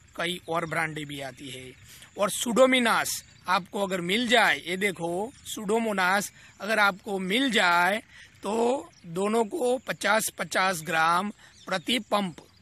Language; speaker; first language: Hindi; non-native, local second language; Gujarati